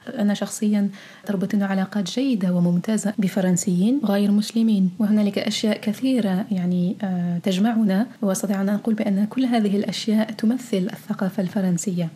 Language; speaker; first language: Arabic; early bilingual, heritage; Arabic